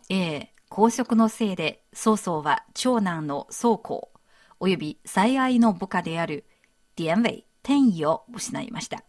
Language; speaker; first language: Japanese; non-native, fluent; Chinese